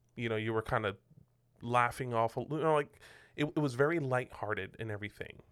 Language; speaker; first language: English; non-native, fluent; Spanish